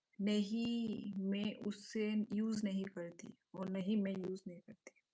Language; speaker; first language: Hindi; non-native, local second language; Kok Borok